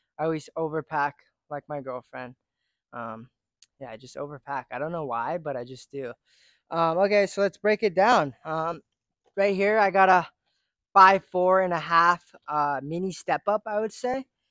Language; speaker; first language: English; early bilingual, other home language; Japanese